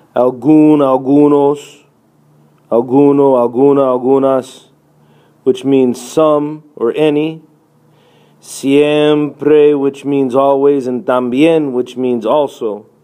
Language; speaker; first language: English; native; English